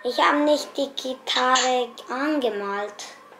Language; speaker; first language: German; non-native, learner; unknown